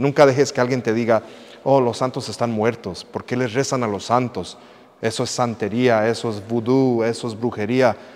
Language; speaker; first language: Spanish; early bilingual, heritage; English